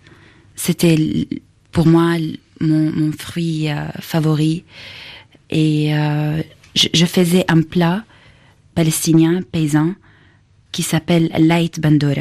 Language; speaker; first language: French; non-native, fluent; Arabic